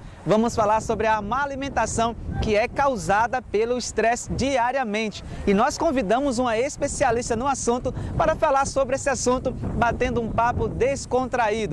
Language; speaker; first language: Portuguese; native; Portuguese